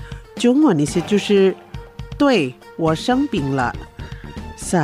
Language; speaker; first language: Chinese; non-native, learner; Indonesian